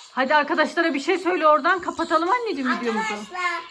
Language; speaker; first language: Turkish; native; Turkish